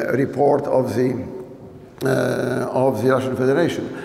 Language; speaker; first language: English; non-native, fluent; Polish